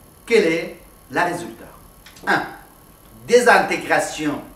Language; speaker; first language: French; non-native, fluent; Persian